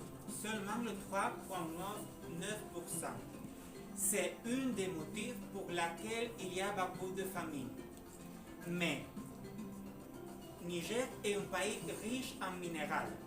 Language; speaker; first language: French; non-native, learner; Spanish